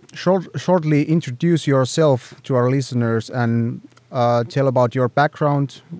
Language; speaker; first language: English; non-native, fluent; Finnish